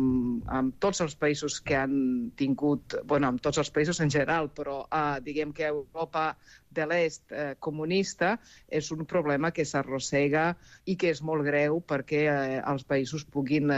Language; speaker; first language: Catalan; non-native, fluent; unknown